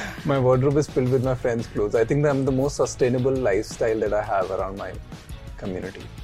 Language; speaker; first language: English; non-native, local second language; Hindi